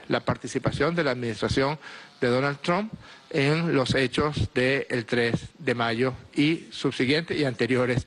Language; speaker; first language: Spanish; native; Spanish